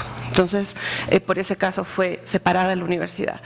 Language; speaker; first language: Spanish; native; Spanish